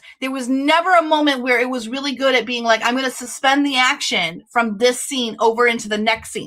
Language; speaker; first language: English; native; English